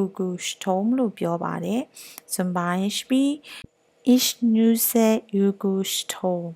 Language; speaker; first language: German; non-native, learner; Burmese